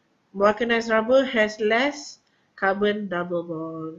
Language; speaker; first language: English; non-native, local second language; Malay